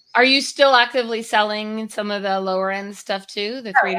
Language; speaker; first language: English; native; English